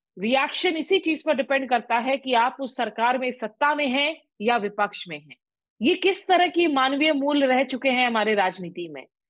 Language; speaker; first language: Hindi; native; Hindi